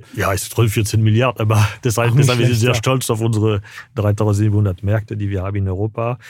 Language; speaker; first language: German; non-native, fluent; French